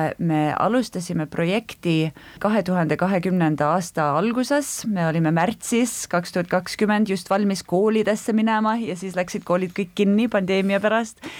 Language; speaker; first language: Estonian; early bilingual, heritage; Estonian